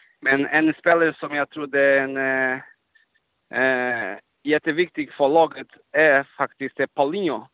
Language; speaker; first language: Swedish; non-native, fluent; Portuguese